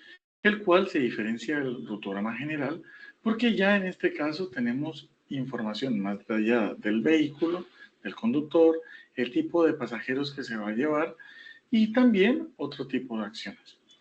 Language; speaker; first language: Spanish; native; Spanish